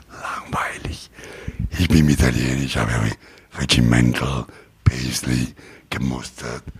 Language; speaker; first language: German; non-native, fluent; Italian